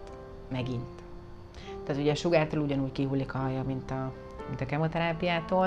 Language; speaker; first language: Hungarian; native; Hungarian